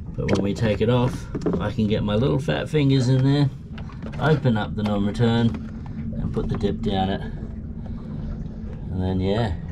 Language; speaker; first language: English; native; English